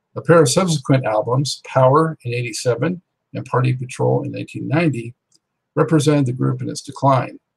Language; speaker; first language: English; native; English